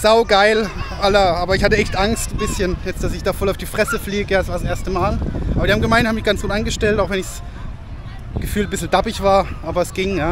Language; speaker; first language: German; native; German